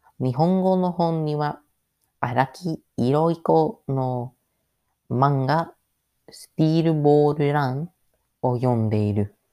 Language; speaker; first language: Japanese; non-native, learner; English